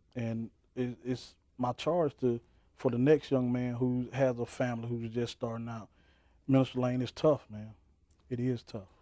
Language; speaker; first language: English; native; English